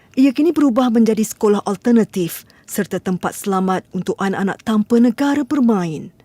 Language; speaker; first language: Malay; native; Malay